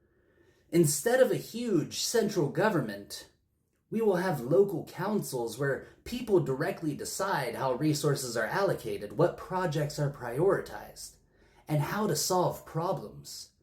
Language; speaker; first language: English; native; English